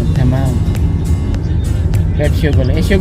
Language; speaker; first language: Arabic; non-native, learner; Filipino